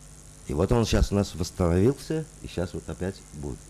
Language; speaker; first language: Russian; non-native, local second language; Uzbek